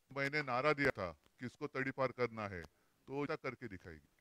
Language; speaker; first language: Hindi; non-native, local second language; Marathi